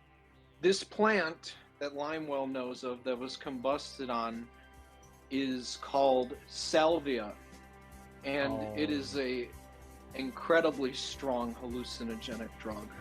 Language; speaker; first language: English; native; English